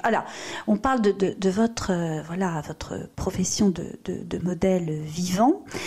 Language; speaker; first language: French; native; French